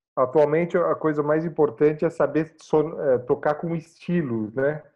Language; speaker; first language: Italian; non-native, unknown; Portuguese